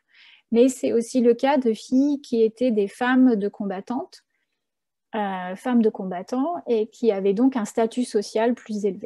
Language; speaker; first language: French; native; French